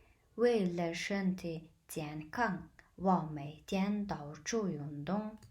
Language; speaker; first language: Chinese; non-native, fluent; Mongolian